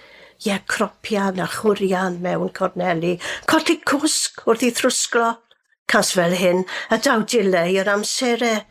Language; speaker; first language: Welsh; native; Welsh